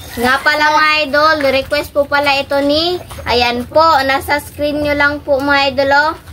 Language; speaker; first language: Filipino; non-native, local second language; Cebuano